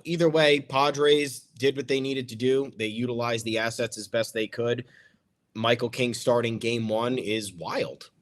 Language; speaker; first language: English; native; English